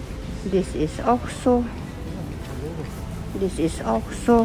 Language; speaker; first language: German; non-native, learner; Filipino